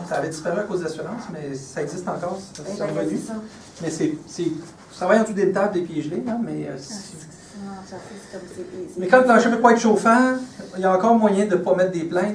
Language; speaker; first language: French; native; French